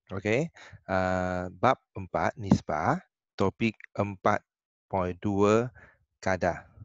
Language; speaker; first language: Malay; non-native, local second language; Chinese